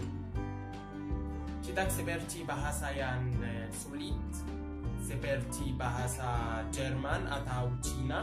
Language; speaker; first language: Indonesian; non-native, learner; Arabic